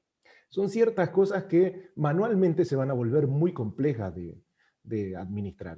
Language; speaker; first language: Spanish; native; Spanish